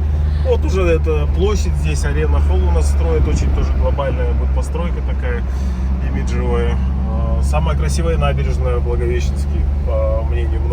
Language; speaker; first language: Russian; native; Russian